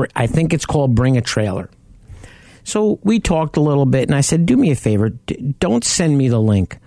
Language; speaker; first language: English; native; English